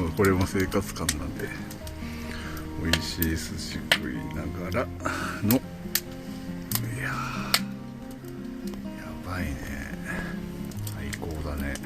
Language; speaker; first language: Japanese; native; Japanese